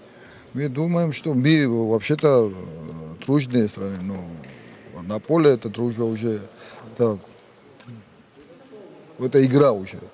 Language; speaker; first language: Russian; non-native, fluent; Georgian